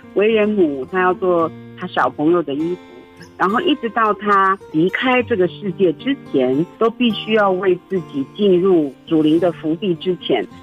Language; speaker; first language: Chinese; native; Chinese